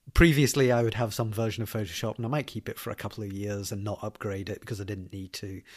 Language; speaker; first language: English; native; English